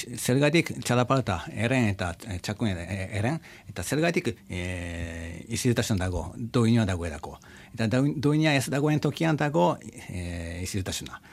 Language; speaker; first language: Basque; non-native, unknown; Japanese